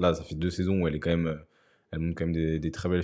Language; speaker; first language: French; native; French